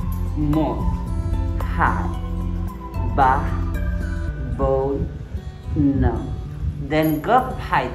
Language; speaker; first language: Vietnamese; non-native, learner; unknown